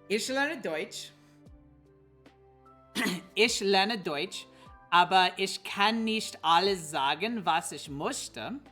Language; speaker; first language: German; non-native, learner; English